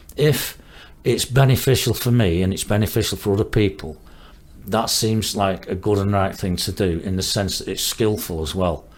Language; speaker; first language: English; native; English